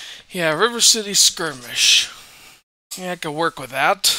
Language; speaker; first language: English; native; English